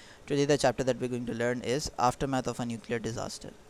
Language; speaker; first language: English; non-native, local second language; Urdu